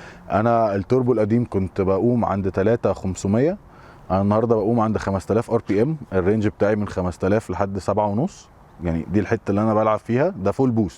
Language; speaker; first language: Arabic; native; Arabic